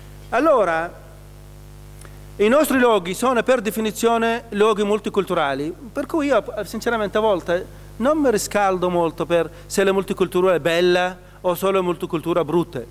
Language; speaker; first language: Italian; non-native, fluent; Arabic